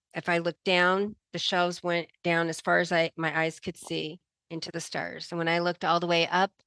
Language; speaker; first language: English; native; English